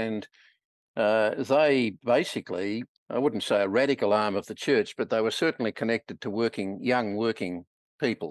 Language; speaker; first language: English; native; English